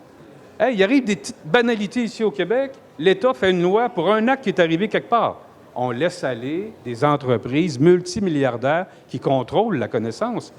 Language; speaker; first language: French; native; French